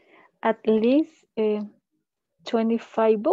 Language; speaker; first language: English; non-native, learner; Spanish